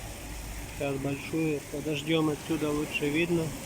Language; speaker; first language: Russian; native; Russian